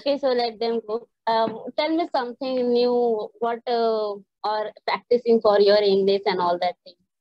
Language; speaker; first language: English; non-native, learner; Hindi